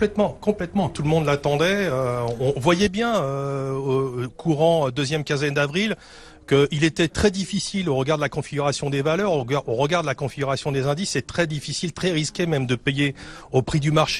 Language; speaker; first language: French; native; French